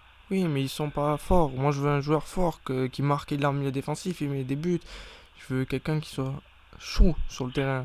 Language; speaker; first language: French; native; French